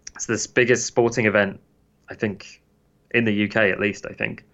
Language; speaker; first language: English; native; English